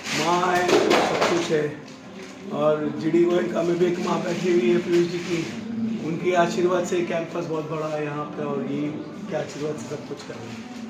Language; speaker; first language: Hindi; non-native, local second language; Tamil